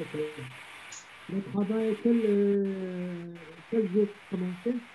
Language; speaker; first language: French; non-native, learner; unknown